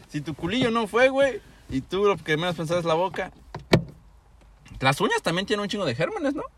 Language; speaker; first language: Spanish; early bilingual, heritage; Spanish